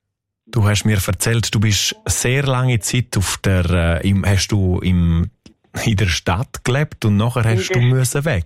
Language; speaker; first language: German; native; German